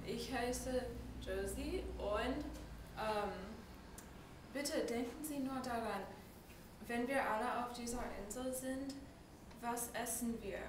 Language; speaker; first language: German; non-native, fluent; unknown